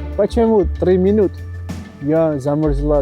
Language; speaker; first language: Russian; non-native, learner; Georgian